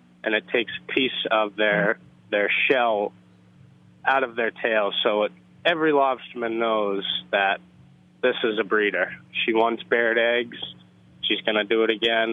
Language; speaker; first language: English; native; English